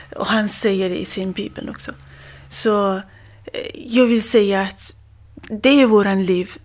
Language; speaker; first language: Swedish; non-native, fluent; Persian